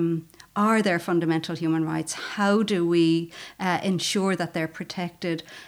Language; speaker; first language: English; native; English